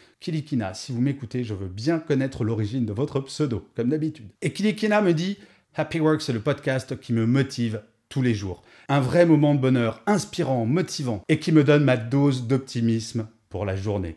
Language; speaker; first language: French; native; French